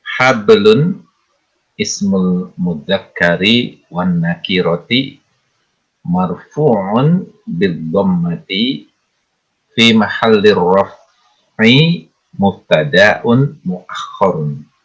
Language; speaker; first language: Arabic; non-native, learner; Indonesian